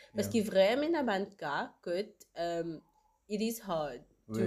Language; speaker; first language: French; non-native, local second language; Morisyen